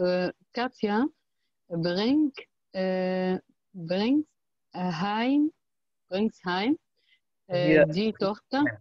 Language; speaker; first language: German; non-native, learner; Arabic